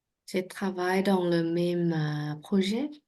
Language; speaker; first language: French; non-native, learner; Vietnamese